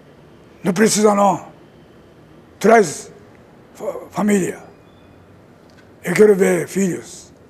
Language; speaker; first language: Portuguese; non-native, learner; Japanese